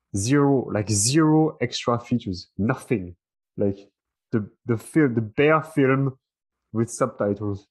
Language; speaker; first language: English; non-native, fluent; French